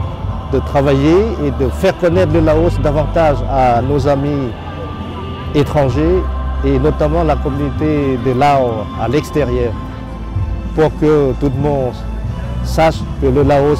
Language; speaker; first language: French; non-native, fluent; Lao